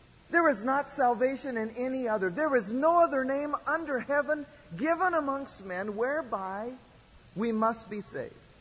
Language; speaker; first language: English; native; English